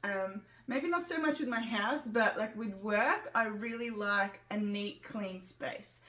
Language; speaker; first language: English; native; English